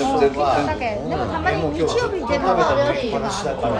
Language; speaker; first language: Japanese; non-native, fluent; Chinese